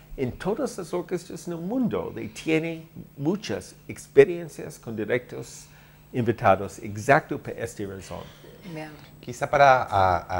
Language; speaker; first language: Spanish; non-native, learner; English